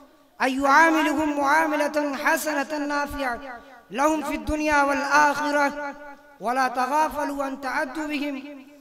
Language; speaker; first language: Arabic; non-native, learner; Urdu